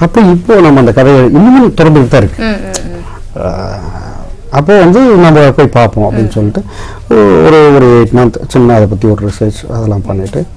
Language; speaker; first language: Tamil; native; Tamil